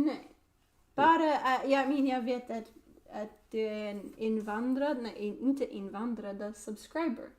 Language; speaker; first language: Swedish; non-native, learner; English